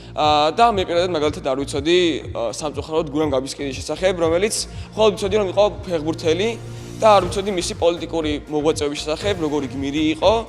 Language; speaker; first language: Georgian; native; Georgian